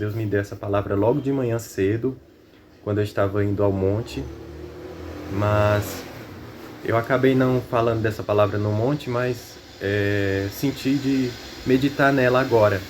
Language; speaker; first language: Portuguese; native; Portuguese